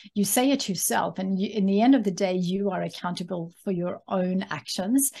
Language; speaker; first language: English; non-native, fluent; Swedish